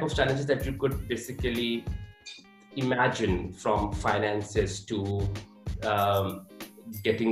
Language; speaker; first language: English; non-native, local second language; Urdu